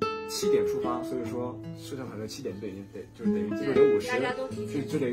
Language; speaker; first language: Chinese; native; Chinese